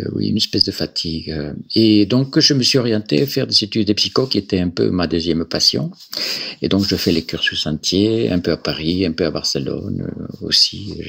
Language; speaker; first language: French; non-native, fluent; Spanish